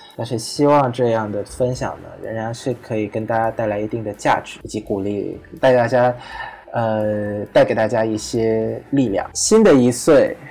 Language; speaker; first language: Chinese; non-native, fluent; Vietnamese